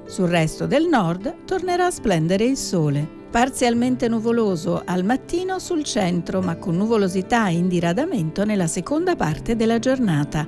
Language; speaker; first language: Italian; native; Italian